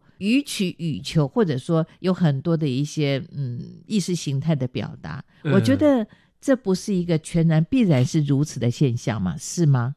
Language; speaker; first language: Chinese; non-native, local second language; Min Nan Chinese